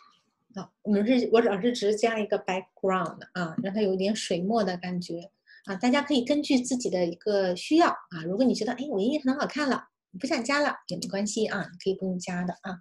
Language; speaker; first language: Chinese; native; Chinese